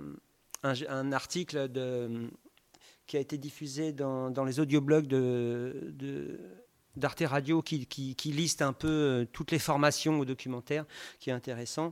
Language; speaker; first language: French; native; French